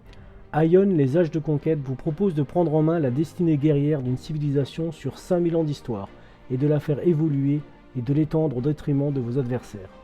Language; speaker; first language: French; native; French